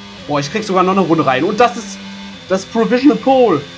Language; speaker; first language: German; native; German